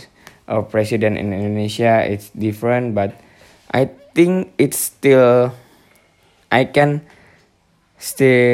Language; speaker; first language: English; non-native, learner; Indonesian